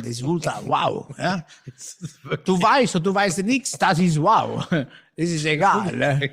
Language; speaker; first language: German; non-native, learner; Italian